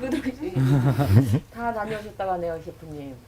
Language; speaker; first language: Korean; native; Korean